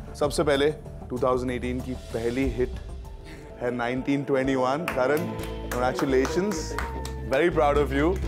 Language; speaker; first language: Hindi; native; Hindi